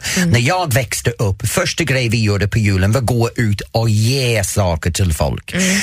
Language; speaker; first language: Swedish; non-native, fluent; English